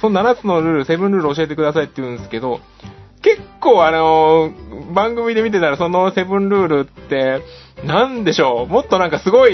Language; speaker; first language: Japanese; native; Japanese